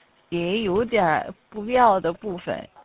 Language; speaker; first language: Chinese; non-native, fluent; Korean